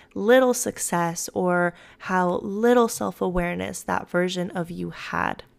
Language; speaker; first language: English; early bilingual, other home language; Spanish